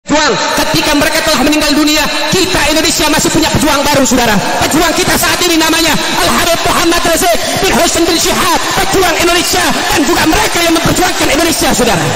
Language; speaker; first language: Indonesian; non-native, local second language; Madurese